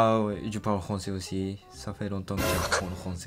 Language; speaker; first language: Portuguese; non-native, fluent; Japanese